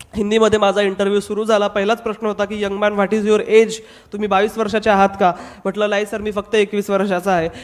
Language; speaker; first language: Marathi; non-native, local second language; Hindi